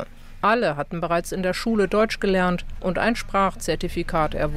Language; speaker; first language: German; native; German